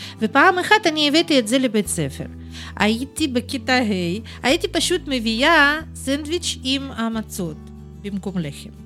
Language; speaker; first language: Hebrew; non-native, fluent; Russian